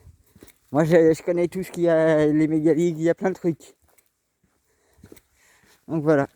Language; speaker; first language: French; native; French